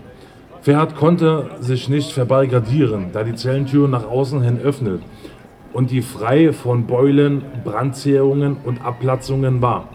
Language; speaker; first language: German; native; German